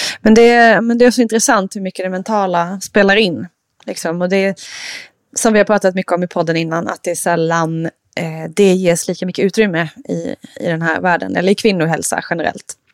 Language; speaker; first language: Swedish; native; Swedish